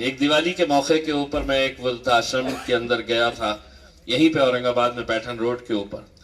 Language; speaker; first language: Hindi; non-native, local second language; Marathi